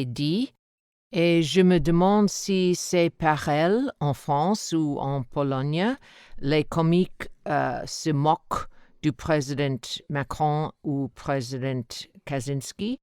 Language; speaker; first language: French; non-native, learner; English